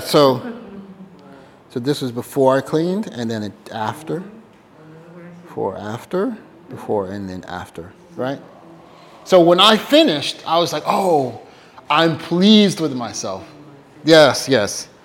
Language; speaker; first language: English; native; English